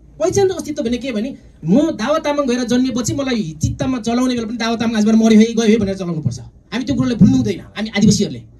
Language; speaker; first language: Nepali; non-native, local second language; Eastern Tamang